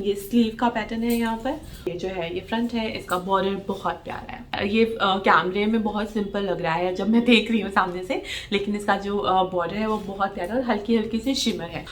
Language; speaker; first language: Hindi; native; Hindi